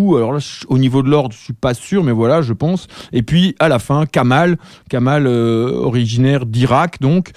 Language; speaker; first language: French; native; French